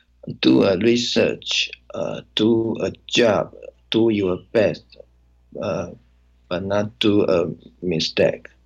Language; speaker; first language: English; non-native, learner; Chinese